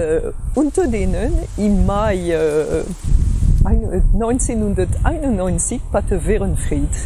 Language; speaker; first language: German; non-native, fluent; French